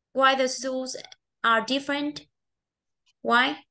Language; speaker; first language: English; non-native, fluent; Vietnamese